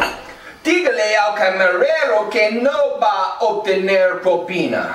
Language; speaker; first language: Spanish; non-native, learner; English